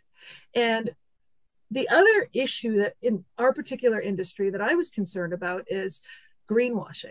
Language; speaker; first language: English; native; English